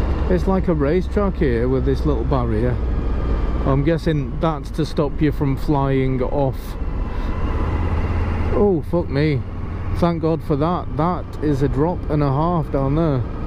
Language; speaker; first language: English; native; English